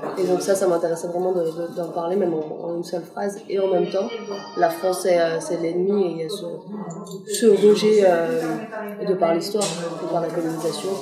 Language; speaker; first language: French; early bilingual, other home language; Arabic